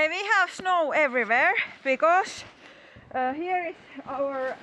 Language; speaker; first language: English; non-native, fluent; Finnish